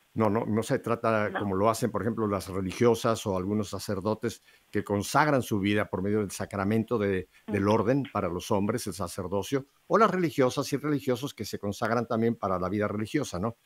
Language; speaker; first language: Spanish; native; Spanish